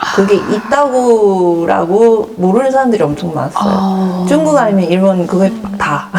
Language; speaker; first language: Korean; early bilingual, other home language; English